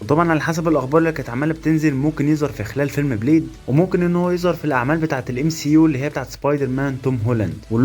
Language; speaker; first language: Arabic; native; Arabic